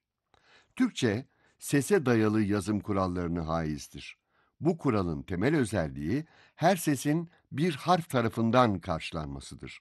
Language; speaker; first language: Turkish; native; Turkish